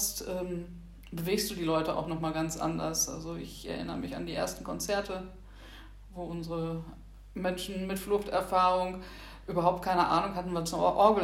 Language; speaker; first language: German; native; German